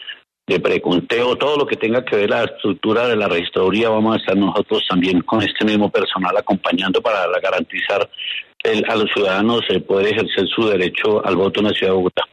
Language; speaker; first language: Spanish; native; Spanish